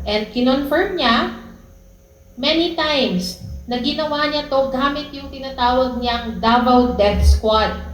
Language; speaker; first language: Filipino; native; Filipino